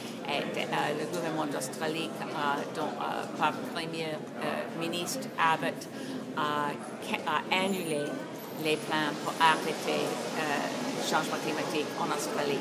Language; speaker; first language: French; non-native, learner; English